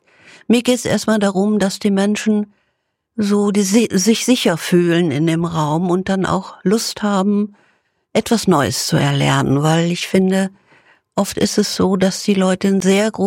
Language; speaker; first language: German; native; German